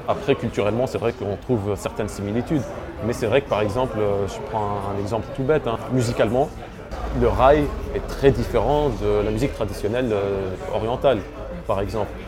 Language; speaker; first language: French; early bilingual, other home language; Arabic